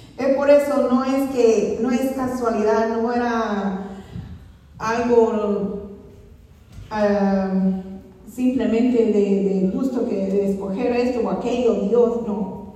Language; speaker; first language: Spanish; non-native, fluent; English